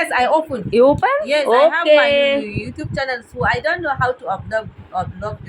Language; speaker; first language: English; non-native, local second language; Hausa